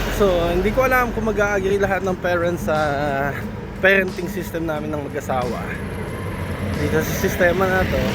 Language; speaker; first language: Filipino; native; Filipino